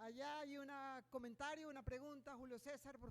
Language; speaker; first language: Spanish; native; Spanish